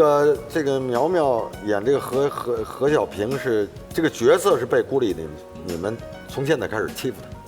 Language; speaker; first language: Chinese; native; Chinese